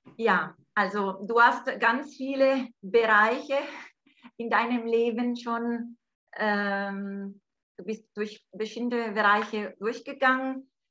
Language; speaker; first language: German; non-native, fluent; Italian